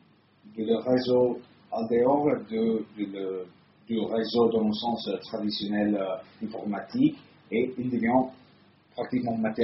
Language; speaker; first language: French; non-native, fluent; Italian